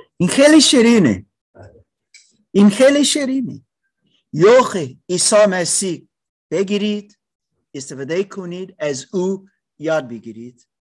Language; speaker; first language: Persian; non-native, learner; English